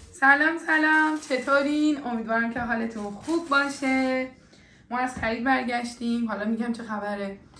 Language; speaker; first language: Persian; native; Persian